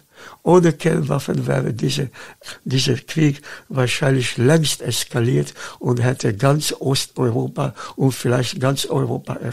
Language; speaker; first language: German; non-native, fluent; Dutch